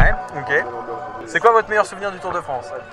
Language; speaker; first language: French; native; French